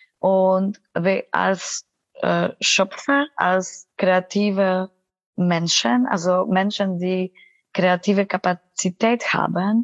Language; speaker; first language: German; non-native, fluent; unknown